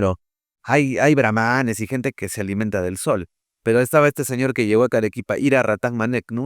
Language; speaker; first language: Spanish; native; Spanish